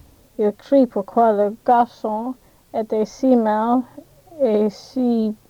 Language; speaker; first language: French; non-native, learner; English